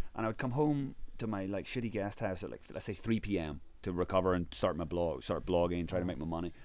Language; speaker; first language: English; native; English